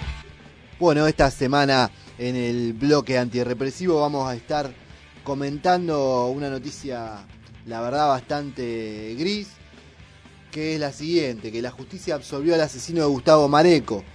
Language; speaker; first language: Spanish; native; Spanish